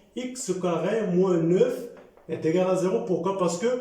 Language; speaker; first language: French; non-native, local second language; Arabic